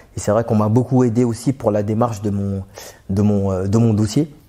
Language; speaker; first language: French; native; French